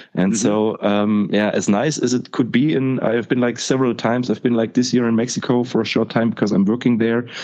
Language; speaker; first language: English; non-native, fluent; German